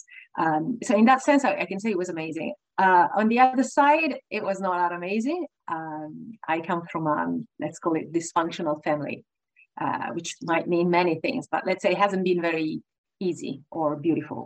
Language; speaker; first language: English; non-native, fluent; Italian